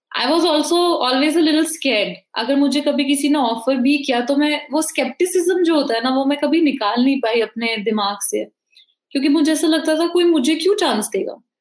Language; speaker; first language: Hindi; native; Hindi